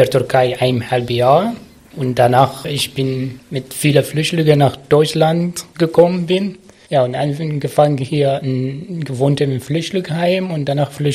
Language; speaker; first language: German; non-native, learner; Arabic